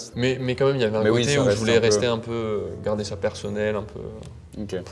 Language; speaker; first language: French; native; French